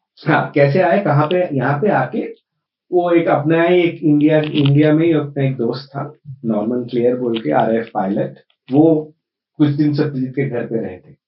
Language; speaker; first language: Hindi; non-native, local second language; Bangla